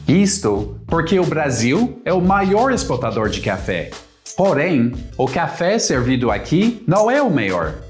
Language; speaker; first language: Portuguese; non-native, fluent; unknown